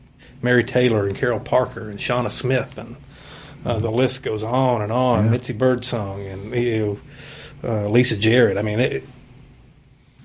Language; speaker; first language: English; native; English